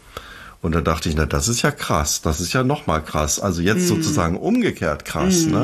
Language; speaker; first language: German; native; German